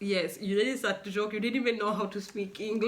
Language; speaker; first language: English; non-native, local second language; Swahili